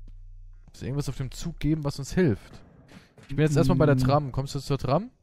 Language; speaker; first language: German; native; German